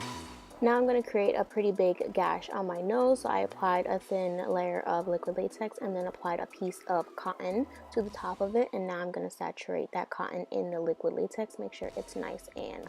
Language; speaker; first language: English; native; English